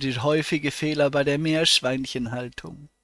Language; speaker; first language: German; native; German